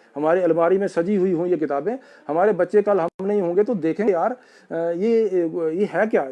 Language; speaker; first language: Urdu; non-native, local second language; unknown